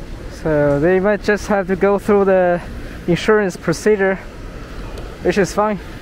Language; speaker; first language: English; non-native, fluent; Chinese